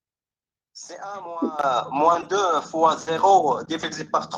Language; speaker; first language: French; non-native, local second language; Arabic